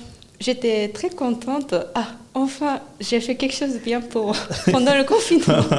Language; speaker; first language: French; non-native, fluent; Japanese